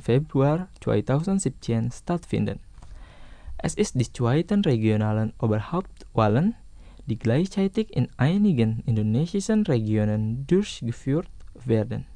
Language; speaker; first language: German; non-native, fluent; Indonesian